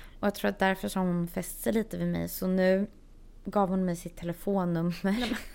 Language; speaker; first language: Swedish; native; Swedish